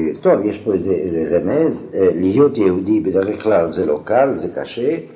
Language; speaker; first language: Hebrew; non-native, fluent; French